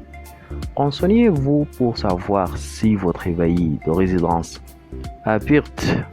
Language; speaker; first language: French; non-native, fluent; Arabic